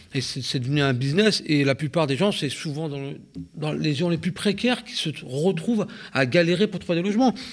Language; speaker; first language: French; native; French